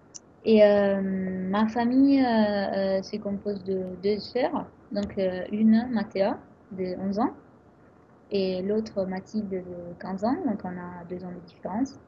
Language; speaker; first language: French; non-native, fluent; Italian